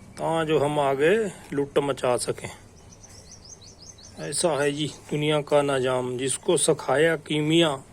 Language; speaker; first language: Urdu; non-native, local second language; Punjabi